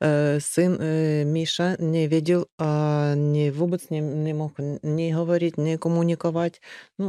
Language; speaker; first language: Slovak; non-native, learner; Ukrainian